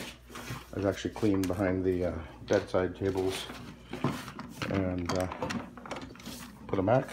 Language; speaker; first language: English; native; English